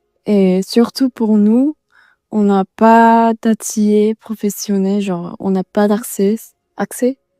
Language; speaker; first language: French; non-native, learner; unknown